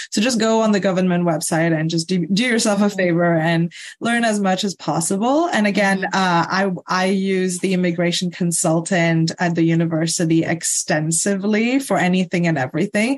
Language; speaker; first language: English; non-native, fluent; Morisyen